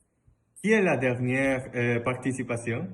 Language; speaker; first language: French; non-native, learner; Spanish